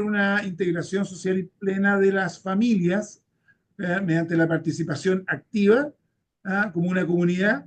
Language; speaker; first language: Spanish; native; Spanish